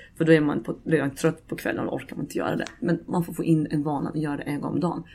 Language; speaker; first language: Swedish; early bilingual, other home language; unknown